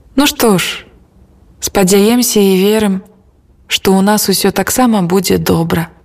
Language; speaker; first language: Belarusian; native; Belarusian